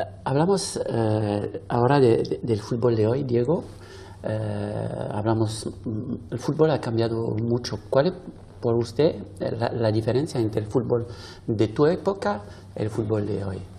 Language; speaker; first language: Spanish; non-native, learner; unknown